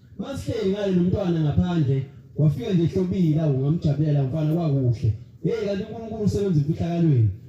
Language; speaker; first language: Zulu; native; Zulu